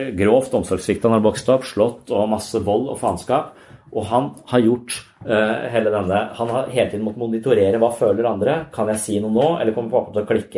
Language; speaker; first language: Norwegian; native; Norwegian